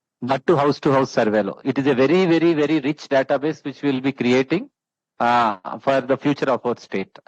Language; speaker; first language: English; non-native, local second language; Telugu